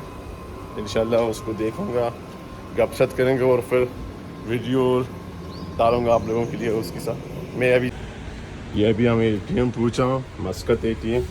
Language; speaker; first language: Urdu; non-native, learner; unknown